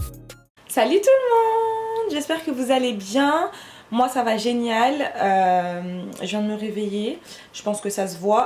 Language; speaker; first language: French; native; French